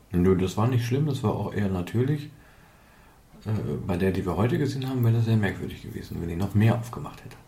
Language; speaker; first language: German; native; German